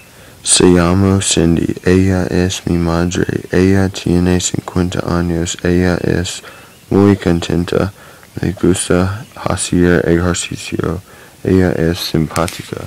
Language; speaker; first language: Spanish; non-native, learner; English